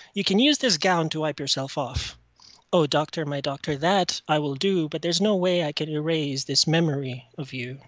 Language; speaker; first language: English; non-native, fluent; French